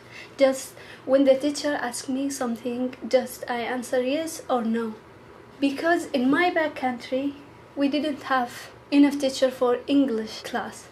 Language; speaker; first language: English; non-native, learner; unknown